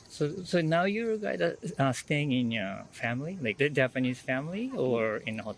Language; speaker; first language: English; non-native, fluent; Japanese